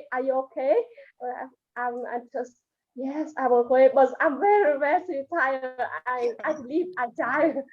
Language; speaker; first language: English; non-native, learner; Vietnamese